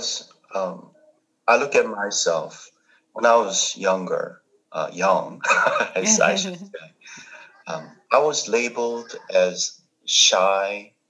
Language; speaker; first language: English; non-native, fluent; Korean